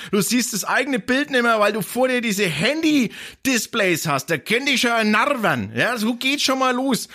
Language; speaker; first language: German; native; German